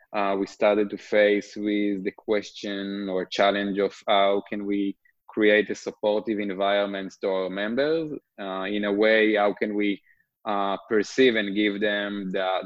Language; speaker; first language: English; non-native, fluent; Hebrew